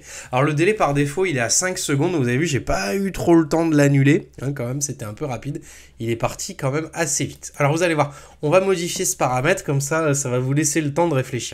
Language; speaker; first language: French; native; French